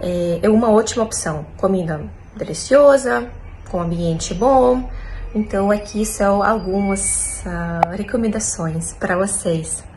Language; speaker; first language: Portuguese; non-native, fluent; Russian